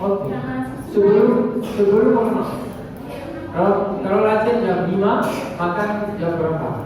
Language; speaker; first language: Indonesian; non-native, learner; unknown